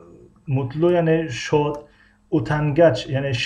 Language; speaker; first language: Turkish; non-native, fluent; Tajik